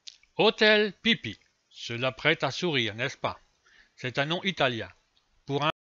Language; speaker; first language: French; native; French